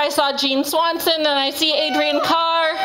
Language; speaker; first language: English; native; English